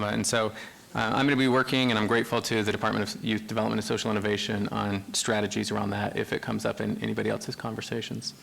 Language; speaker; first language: English; native; English